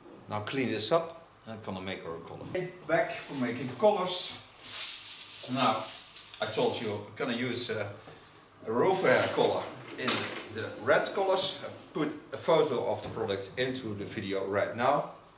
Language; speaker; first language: English; non-native, fluent; Dutch